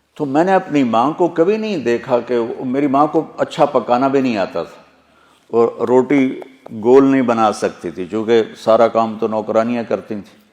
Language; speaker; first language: Urdu; non-native, local second language; Punjabi